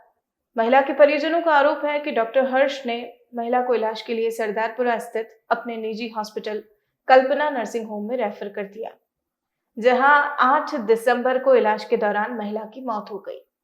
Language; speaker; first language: Hindi; native; Hindi